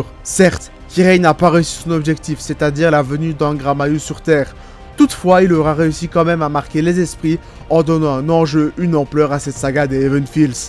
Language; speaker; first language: French; native; French